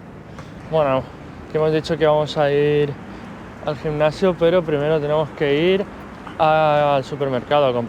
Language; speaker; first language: Spanish; native; Spanish